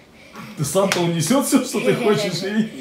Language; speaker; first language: Russian; native; Russian